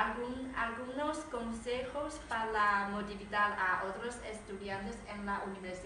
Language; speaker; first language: Spanish; non-native, learner; Chinese